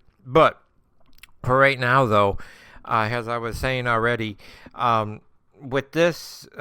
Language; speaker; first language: English; native; English